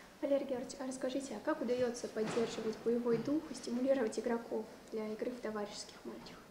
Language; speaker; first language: Russian; native; Russian